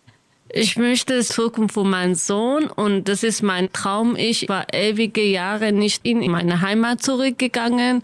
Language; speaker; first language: German; non-native, learner; Kurdish